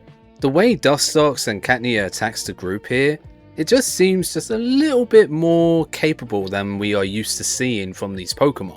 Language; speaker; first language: English; native; English